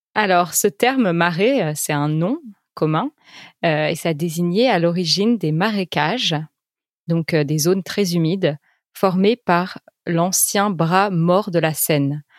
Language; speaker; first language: French; native; French